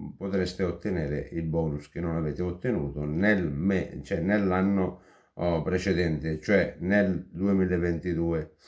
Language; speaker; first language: Italian; non-native, fluent; Hindi